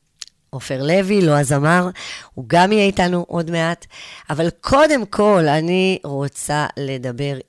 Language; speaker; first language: Hebrew; native; Hebrew